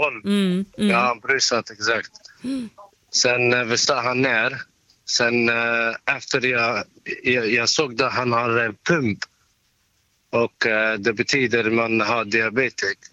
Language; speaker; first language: Swedish; non-native, learner; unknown